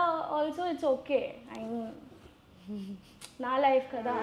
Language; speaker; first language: Telugu; non-native, learner; Hindi